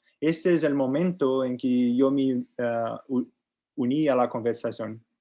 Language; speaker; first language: Spanish; non-native, learner; Portuguese